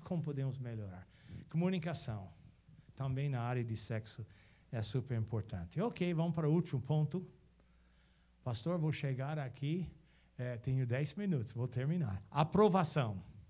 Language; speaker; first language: Portuguese; non-native, fluent; English